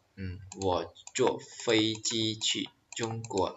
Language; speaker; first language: Chinese; non-native, fluent; Khmer